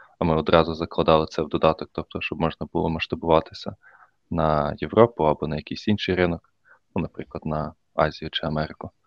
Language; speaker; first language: Ukrainian; native; Ukrainian